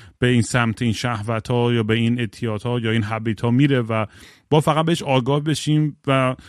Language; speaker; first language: Persian; native; Persian